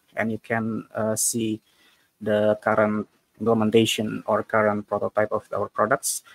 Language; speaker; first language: English; non-native, fluent; Indonesian